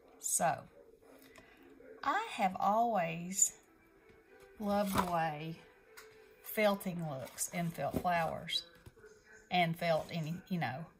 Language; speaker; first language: English; native; English